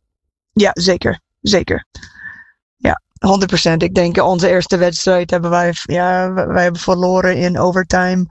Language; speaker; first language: Dutch; non-native, fluent; English